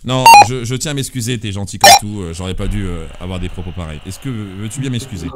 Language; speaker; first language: French; native; French